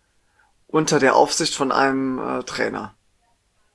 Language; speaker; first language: German; native; German